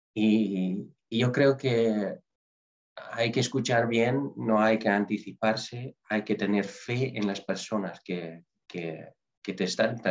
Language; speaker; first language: Spanish; non-native, fluent; Dutch